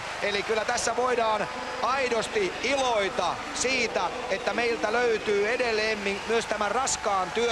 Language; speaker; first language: Finnish; native; Finnish